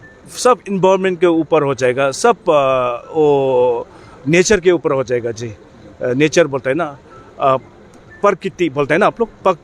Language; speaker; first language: Hindi; non-native, fluent; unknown